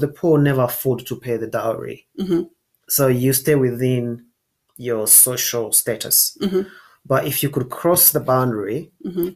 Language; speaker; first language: English; non-native, local second language; Kinyarwanda